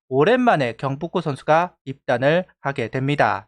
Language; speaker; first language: Korean; native; Korean